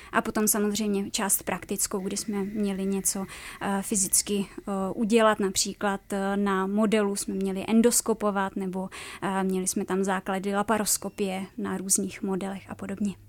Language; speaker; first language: Czech; native; Czech